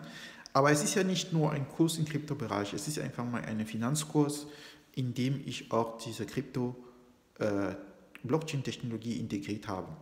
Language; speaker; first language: German; non-native, fluent; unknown